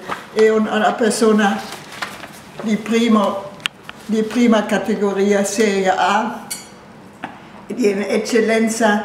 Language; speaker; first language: Italian; non-native, fluent; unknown